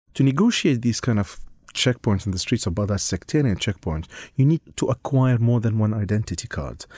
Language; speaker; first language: English; non-native, fluent; Arabic